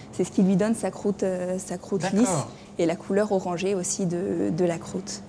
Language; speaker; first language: French; native; French